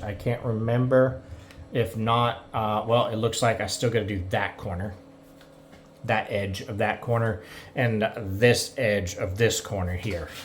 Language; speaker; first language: English; native; English